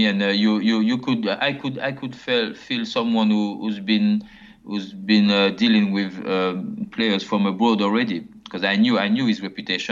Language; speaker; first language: English; non-native, fluent; French